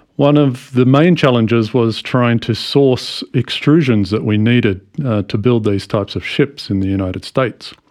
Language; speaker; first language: English; native; English